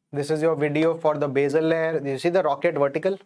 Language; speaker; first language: English; non-native, local second language; Hindi